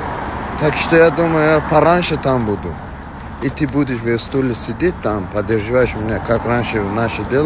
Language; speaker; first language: Russian; non-native, fluent; Persian